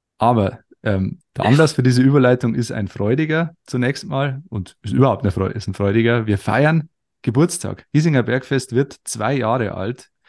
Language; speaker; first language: German; native; German